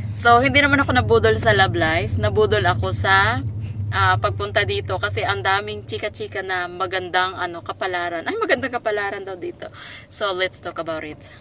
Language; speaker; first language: Filipino; non-native, local second language; Cebuano